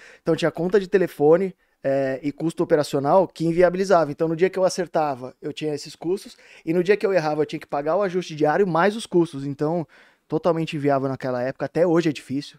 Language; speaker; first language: Portuguese; native; Portuguese